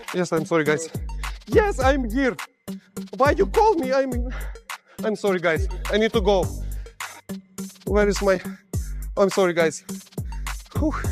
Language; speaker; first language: English; non-native, learner; Russian